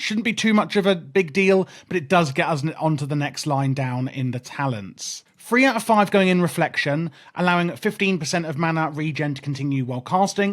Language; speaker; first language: English; native; English